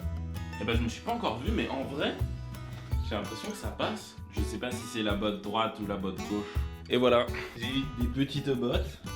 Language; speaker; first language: French; native; French